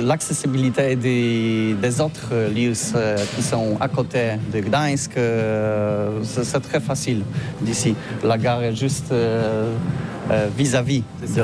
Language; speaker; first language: French; non-native, learner; Polish